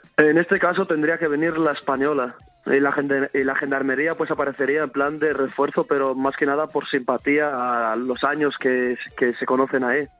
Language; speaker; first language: Spanish; early bilingual, other home language; Arabic